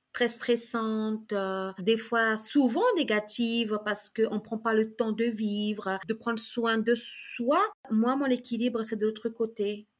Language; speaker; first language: French; early bilingual, other home language; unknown